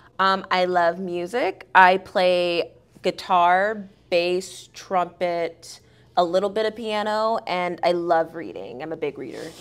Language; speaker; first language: English; native; English